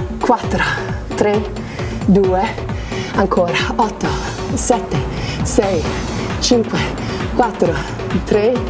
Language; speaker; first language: Italian; non-native, fluent; English